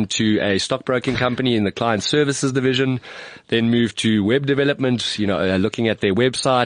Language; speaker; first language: English; native; English